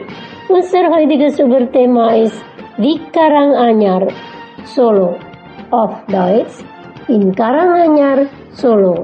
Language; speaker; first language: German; non-native, fluent; Indonesian